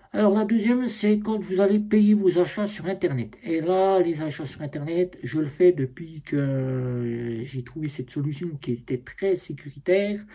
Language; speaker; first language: French; native; French